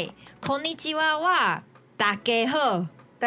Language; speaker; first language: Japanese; non-native, learner; Chinese